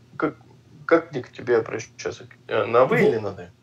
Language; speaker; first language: Russian; native; Russian